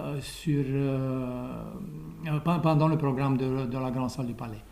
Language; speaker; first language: French; non-native, fluent; Romanian